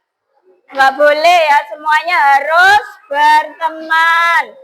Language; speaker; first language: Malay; non-native, local second language; Javanese